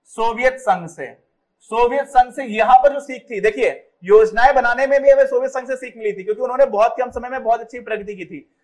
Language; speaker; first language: Hindi; native; Hindi